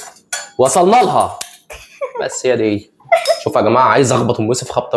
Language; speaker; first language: Arabic; native; Arabic